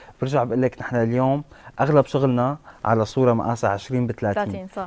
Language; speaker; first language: Arabic; native; Arabic